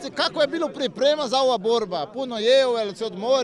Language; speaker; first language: Croatian; non-native, learner; Portuguese